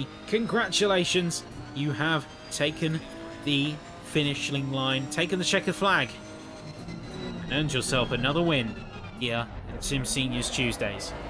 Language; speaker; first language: English; native; English